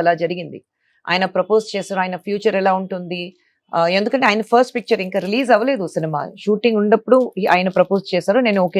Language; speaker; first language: Telugu; non-native, local second language; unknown